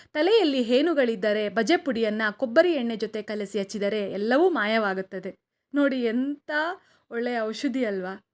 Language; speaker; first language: Kannada; native; Kannada